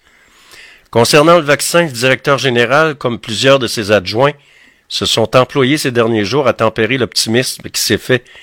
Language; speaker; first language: French; native; French